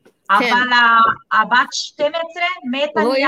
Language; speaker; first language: Hebrew; non-native, fluent; Portuguese